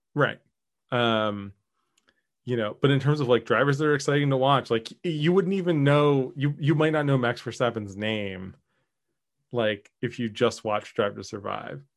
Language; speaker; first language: English; native; English